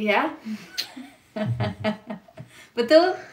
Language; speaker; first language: Indonesian; non-native, fluent; English